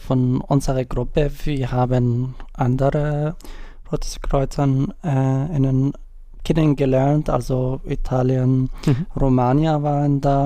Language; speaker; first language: German; non-native, learner; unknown